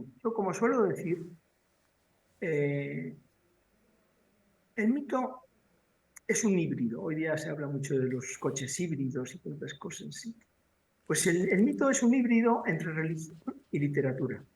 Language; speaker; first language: Spanish; native; Spanish